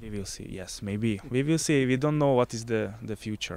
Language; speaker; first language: English; non-native, fluent; Hungarian